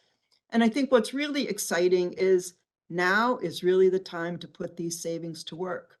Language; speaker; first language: English; native; English